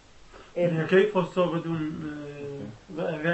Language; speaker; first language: Danish; non-native, learner; Arabic